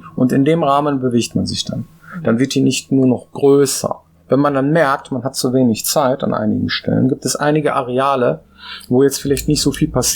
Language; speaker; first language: German; native; German